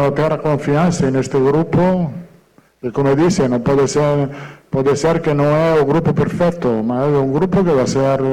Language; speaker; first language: Portuguese; non-native, fluent; Italian